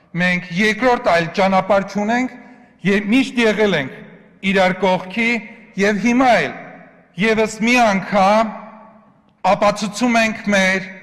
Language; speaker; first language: Armenian; non-native, local second language; Kurdish